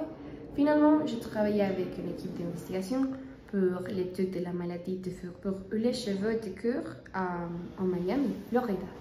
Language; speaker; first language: French; non-native, learner; Spanish